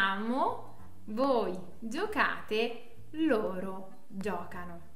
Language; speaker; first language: Italian; non-native, fluent; French